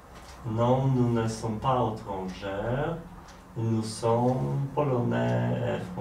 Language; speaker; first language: French; non-native, learner; Polish